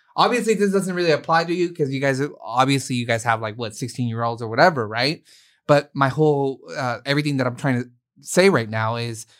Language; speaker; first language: English; native; English